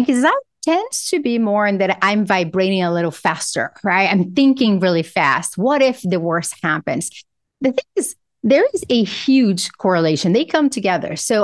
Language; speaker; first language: English; non-native, fluent; Portuguese